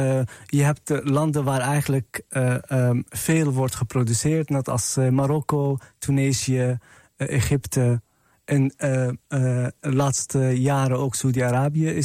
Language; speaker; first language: Dutch; non-native, fluent; Arabic